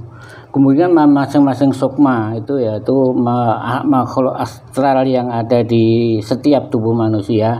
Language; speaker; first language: Indonesian; native; Indonesian